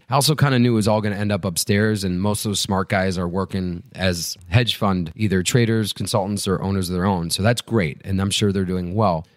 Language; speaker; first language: English; native; English